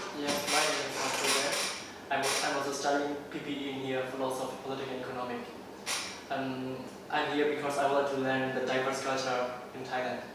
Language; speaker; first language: English; non-native, learner; Burmese